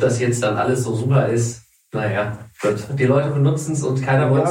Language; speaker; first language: German; native; German